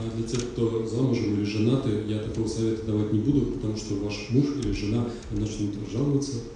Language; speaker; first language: Russian; native; Russian